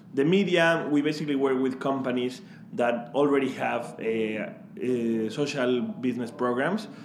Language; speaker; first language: English; non-native, fluent; Spanish